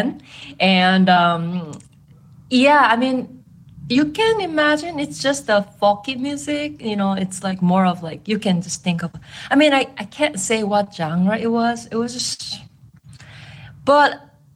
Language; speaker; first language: English; non-native, fluent; Korean